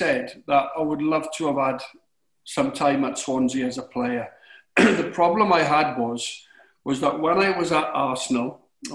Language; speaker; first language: English; native; English